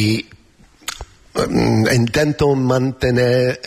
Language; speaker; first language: Spanish; non-native, learner; English